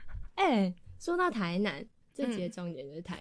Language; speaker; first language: Chinese; native; Chinese